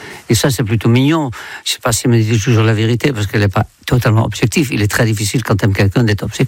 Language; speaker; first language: French; non-native, fluent; Dutch